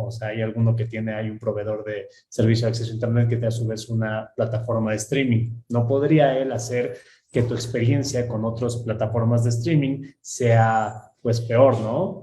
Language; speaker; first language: Spanish; native; Spanish